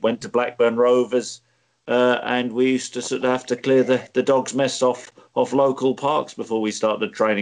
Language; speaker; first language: English; native; English